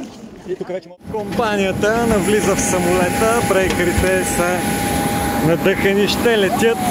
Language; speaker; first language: Bulgarian; native; Bulgarian